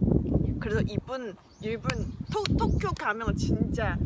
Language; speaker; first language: Korean; non-native, learner; Chinese